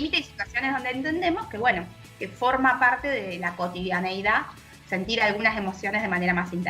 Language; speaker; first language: Spanish; native; Spanish